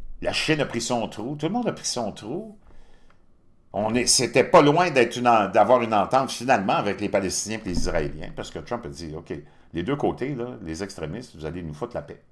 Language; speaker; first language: French; native; French